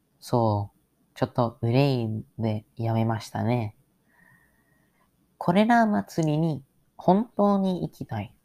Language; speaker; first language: Japanese; non-native, learner; English